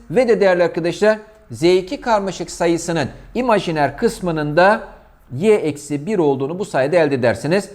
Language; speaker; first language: Turkish; native; Turkish